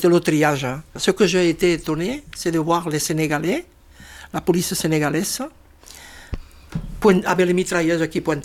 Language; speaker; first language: French; non-native, fluent; Spanish